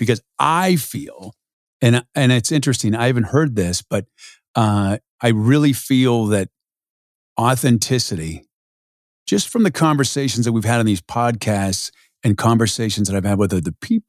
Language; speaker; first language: English; native; English